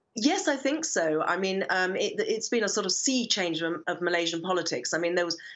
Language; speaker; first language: English; native; English